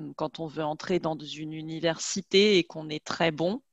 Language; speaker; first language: French; native; French